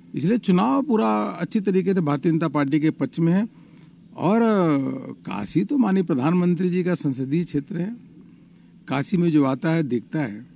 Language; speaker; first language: Hindi; native; Hindi